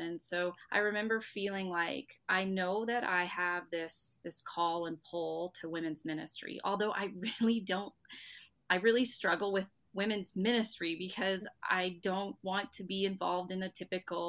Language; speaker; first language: English; native; English